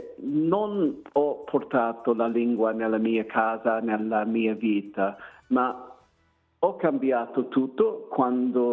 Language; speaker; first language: Italian; non-native, learner; English